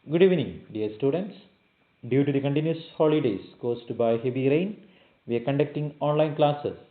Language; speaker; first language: English; non-native, local second language; Malayalam